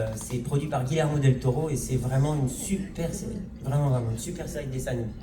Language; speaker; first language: French; native; French